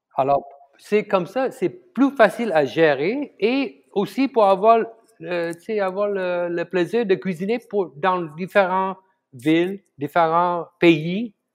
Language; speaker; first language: French; non-native, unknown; Tamil